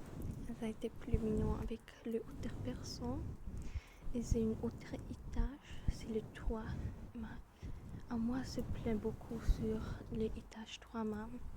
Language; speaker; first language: French; non-native, learner; German